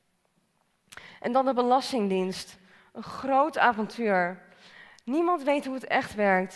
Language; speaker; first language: Dutch; native; Dutch